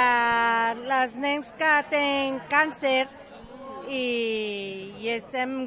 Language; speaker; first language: Catalan; non-native, local second language; Spanish